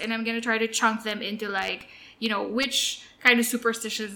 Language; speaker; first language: English; non-native, local second language; Filipino